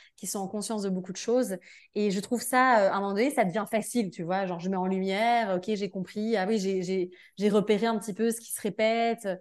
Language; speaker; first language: French; native; French